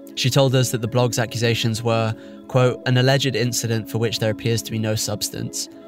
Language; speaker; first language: English; native; English